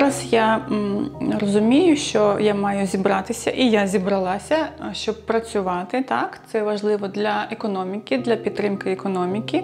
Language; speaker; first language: Ukrainian; non-native, local second language; Russian